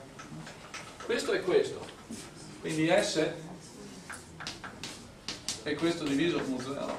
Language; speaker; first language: Italian; native; Italian